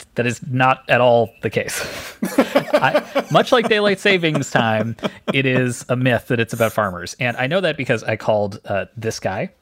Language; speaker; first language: English; native; English